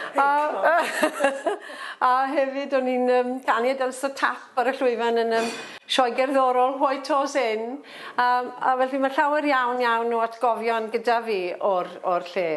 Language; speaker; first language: Welsh; non-native, local second language; English